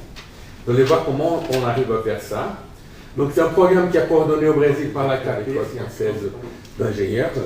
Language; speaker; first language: French; non-native, fluent; Portuguese